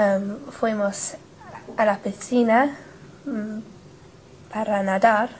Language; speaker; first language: Spanish; non-native, learner; English